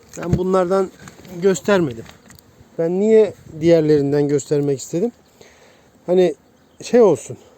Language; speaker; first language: Turkish; native; Turkish